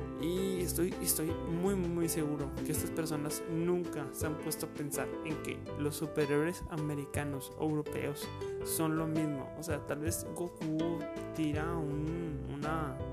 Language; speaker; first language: Spanish; native; Spanish